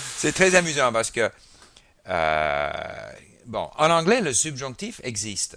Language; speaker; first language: French; native; French